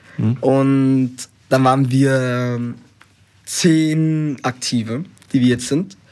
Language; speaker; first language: German; early bilingual, other home language; Spanish